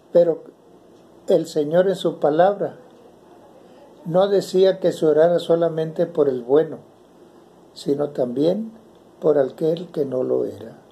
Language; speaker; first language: Spanish; native; Spanish